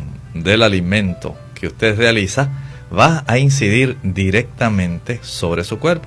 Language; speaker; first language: Spanish; native; Spanish